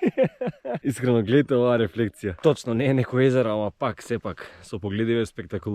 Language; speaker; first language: Macedonian; native; Macedonian